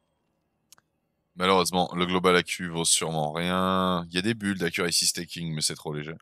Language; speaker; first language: French; native; French